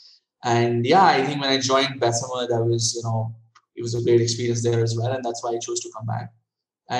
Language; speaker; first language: English; non-native, local second language; Hindi